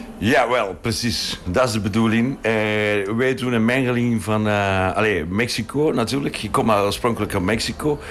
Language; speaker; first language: Dutch; non-native, fluent; Spanish